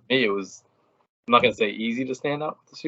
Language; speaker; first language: English; native; English